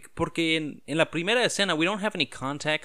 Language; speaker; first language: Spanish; non-native, learner; English